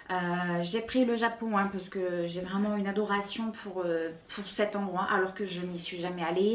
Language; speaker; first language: French; native; French